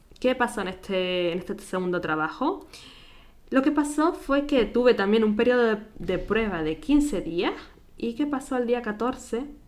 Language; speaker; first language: Spanish; native; Spanish